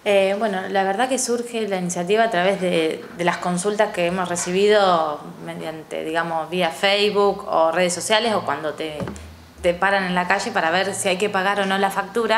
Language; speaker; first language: Spanish; native; Spanish